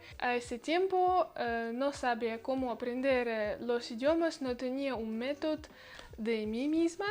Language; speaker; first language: Spanish; non-native, learner; Russian